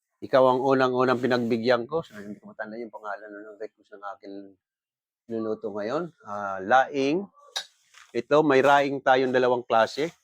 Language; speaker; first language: Filipino; non-native, local second language; Bikol